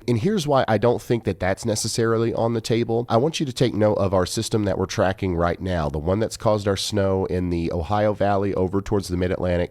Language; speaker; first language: English; native; English